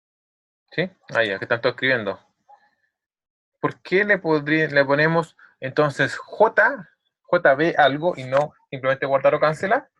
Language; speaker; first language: Spanish; native; Spanish